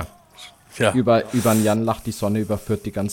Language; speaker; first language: German; native; German